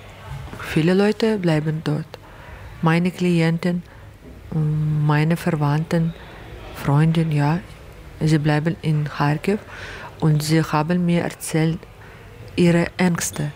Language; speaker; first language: German; non-native, learner; Ukrainian